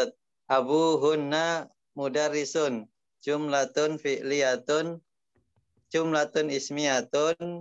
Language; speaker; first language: Arabic; non-native, learner; Indonesian